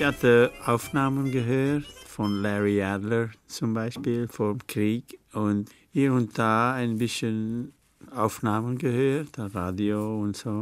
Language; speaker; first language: German; non-native, fluent; French